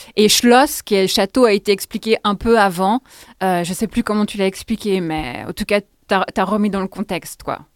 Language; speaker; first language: French; native; French